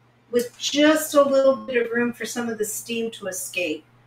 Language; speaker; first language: English; native; English